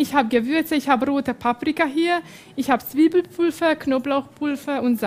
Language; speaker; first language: German; non-native, fluent; Hungarian